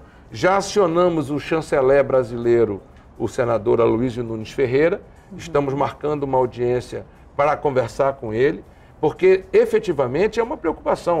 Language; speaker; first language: Portuguese; native; Portuguese